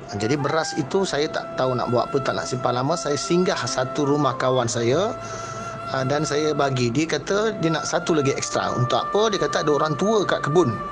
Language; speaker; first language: Malay; non-native, local second language; Tamil